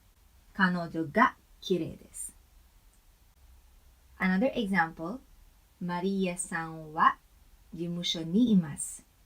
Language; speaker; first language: Japanese; non-native, learner; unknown